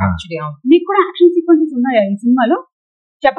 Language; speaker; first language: Telugu; native; Telugu